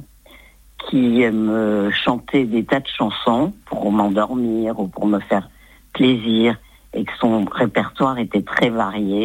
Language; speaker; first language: French; native; French